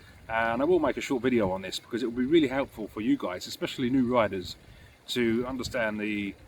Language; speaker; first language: English; native; English